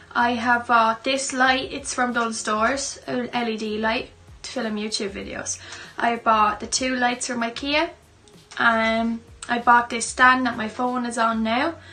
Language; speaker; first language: English; native; English